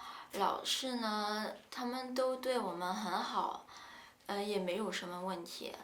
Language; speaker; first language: Chinese; non-native, fluent; French